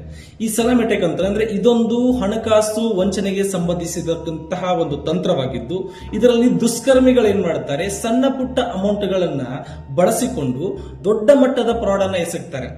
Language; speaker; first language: Kannada; native; Kannada